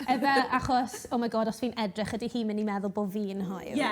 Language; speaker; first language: Welsh; native; Welsh